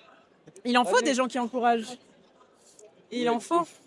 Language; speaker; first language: French; native; French